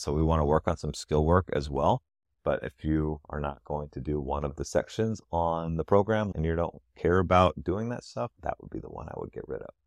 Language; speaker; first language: English; native; English